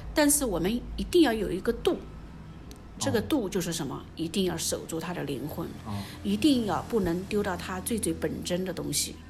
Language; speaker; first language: Chinese; native; Chinese